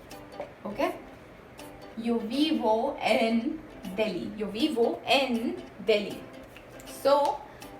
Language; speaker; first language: Spanish; non-native, fluent; Hindi